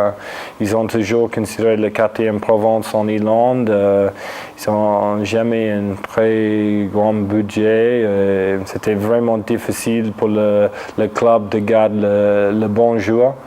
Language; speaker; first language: French; non-native, fluent; English